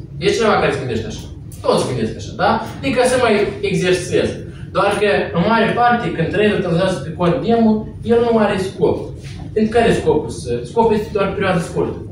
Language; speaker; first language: Romanian; non-native, local second language; Russian